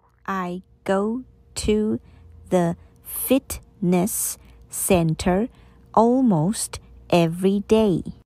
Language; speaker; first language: English; non-native, fluent; Chinese